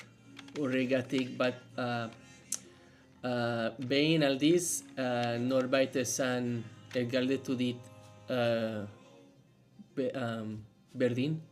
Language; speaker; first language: Basque; non-native, learner; English